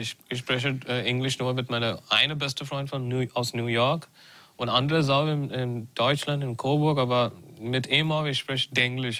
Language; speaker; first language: German; non-native, learner; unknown